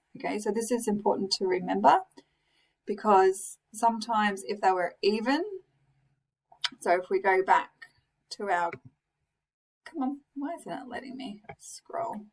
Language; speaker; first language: English; native; English